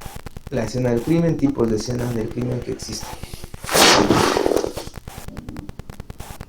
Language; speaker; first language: Spanish; native; Spanish